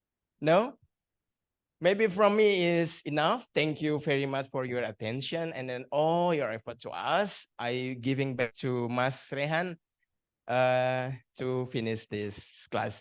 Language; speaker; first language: English; non-native, learner; Indonesian